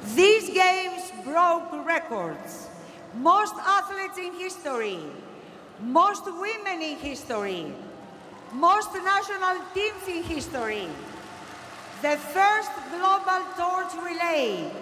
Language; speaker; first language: English; non-native, fluent; Greek